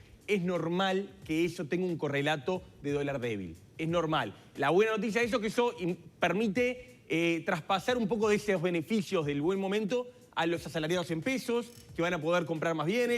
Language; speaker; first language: Spanish; native; Spanish